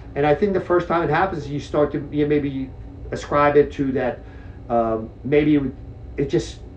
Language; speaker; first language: English; early bilingual, other home language; Czech